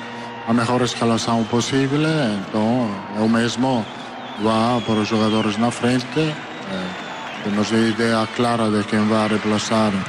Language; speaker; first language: Portuguese; non-native, fluent; Italian